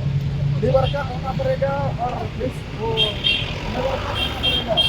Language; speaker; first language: Hindi; non-native, local second language; Khasi